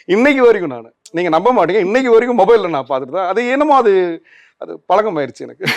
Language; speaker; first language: Tamil; native; Tamil